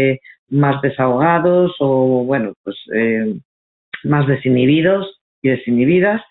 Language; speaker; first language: Spanish; native; Spanish